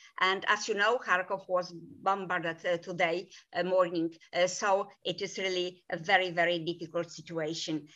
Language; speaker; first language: English; non-native, fluent; Polish